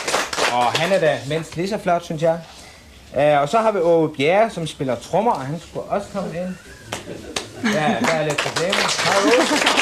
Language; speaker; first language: Danish; native; Danish